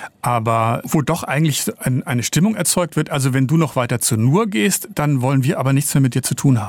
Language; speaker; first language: German; native; German